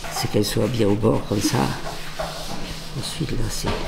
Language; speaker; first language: French; native; French